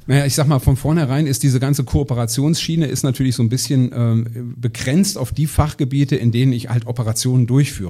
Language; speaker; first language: German; native; German